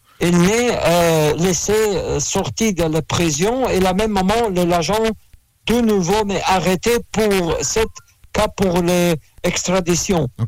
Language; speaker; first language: French; non-native, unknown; Russian